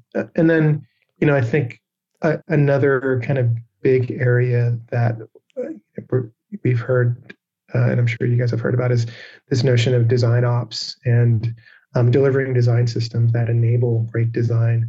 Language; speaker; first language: English; native; English